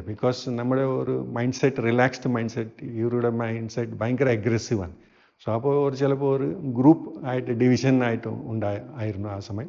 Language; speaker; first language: Malayalam; non-native, fluent; Hindi